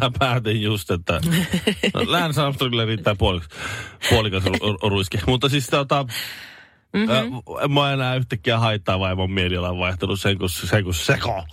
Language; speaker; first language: Finnish; native; Finnish